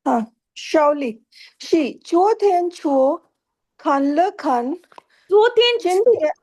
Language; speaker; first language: Chinese; non-native, learner; Hindi